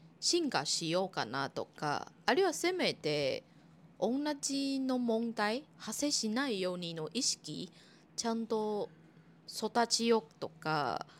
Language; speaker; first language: Japanese; non-native, fluent; Chinese